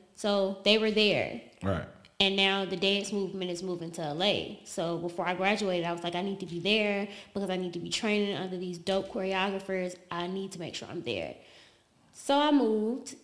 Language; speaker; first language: English; native; English